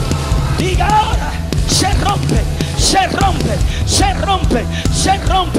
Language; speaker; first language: Spanish; native; Spanish